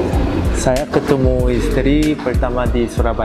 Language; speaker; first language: Indonesian; non-native, learner; Korean